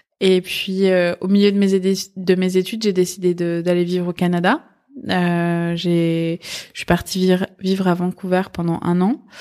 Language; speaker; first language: French; early bilingual, other home language; Persian